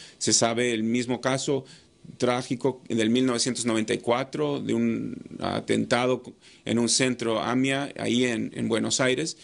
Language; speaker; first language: Spanish; non-native, fluent; English